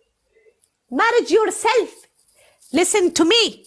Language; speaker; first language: English; non-native, learner; Arabic